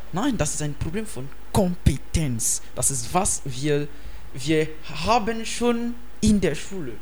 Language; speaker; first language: German; non-native, learner; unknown